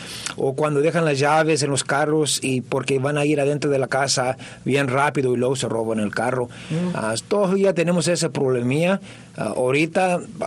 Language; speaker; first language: Spanish; early bilingual, heritage; Spanish